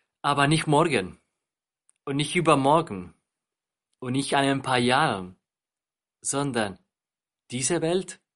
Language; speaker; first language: German; non-native, fluent; Spanish